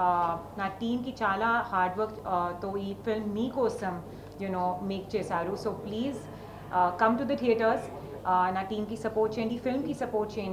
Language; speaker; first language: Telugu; non-native, learner; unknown